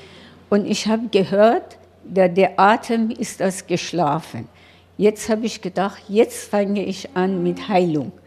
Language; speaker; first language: German; non-native, learner; Persian